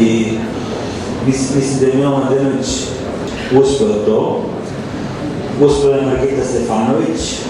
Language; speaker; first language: Serbian; native; Serbian